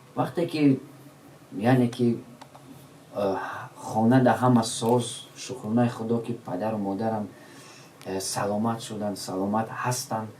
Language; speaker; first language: Tajik; non-native, local second language; Shughni